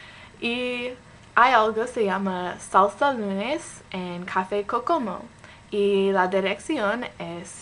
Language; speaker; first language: Spanish; non-native, learner; English